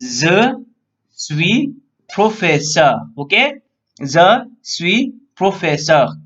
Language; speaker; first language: French; non-native, learner; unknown